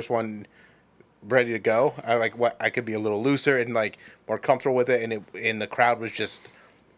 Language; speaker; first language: English; native; English